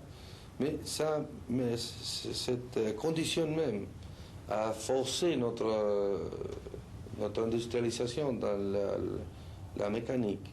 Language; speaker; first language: French; non-native, fluent; Spanish